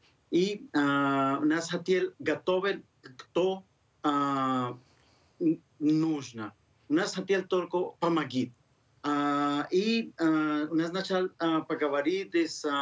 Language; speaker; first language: Russian; non-native, learner; Spanish